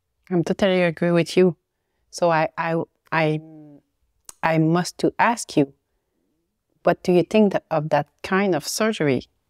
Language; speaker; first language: English; non-native, learner; French